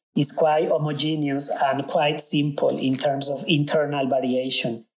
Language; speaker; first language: English; non-native, fluent; Spanish